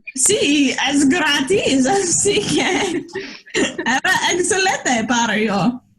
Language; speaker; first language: Spanish; non-native, learner; English